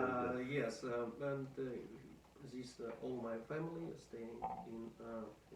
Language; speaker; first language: English; non-native, learner; Russian